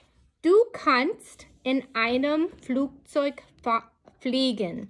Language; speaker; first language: German; non-native, learner; English